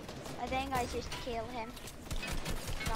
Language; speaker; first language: English; non-native, fluent; Finnish